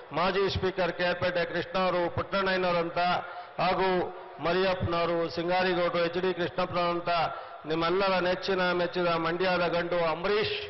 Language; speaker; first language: Kannada; native; Kannada